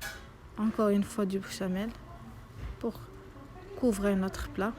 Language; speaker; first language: French; non-native, local second language; Arabic